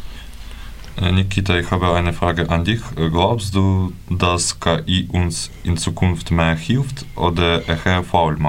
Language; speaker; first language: German; non-native, learner; Ukrainian